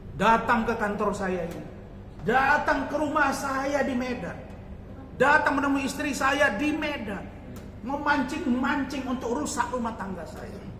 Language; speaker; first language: Indonesian; native; Indonesian